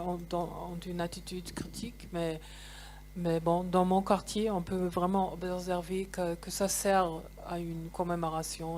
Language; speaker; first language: French; non-native, fluent; German